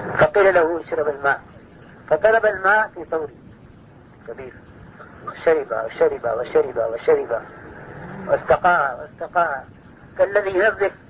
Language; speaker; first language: Arabic; non-native, fluent; Urdu